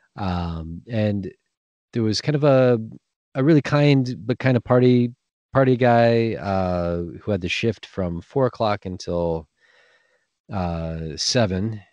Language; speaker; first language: English; native; English